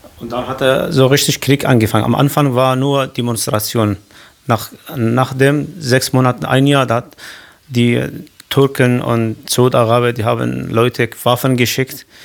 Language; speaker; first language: German; non-native, learner; Kurdish